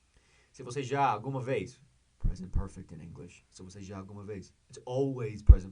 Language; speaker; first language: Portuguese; non-native, learner; English